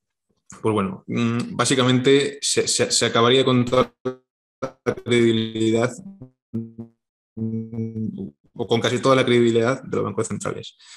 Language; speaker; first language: Spanish; native; Spanish